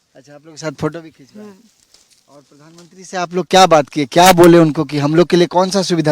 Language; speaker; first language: Hindi; native; Hindi